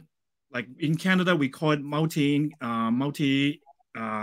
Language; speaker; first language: English; non-native, local second language; Cantonese